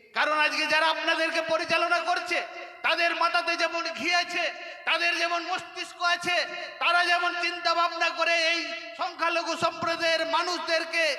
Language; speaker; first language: Bangla; non-native, local second language; Santali